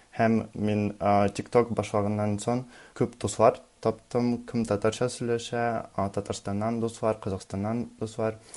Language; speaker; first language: Tatar; non-native, learner; Russian